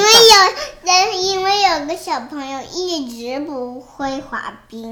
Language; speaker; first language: Chinese; early bilingual, other home language; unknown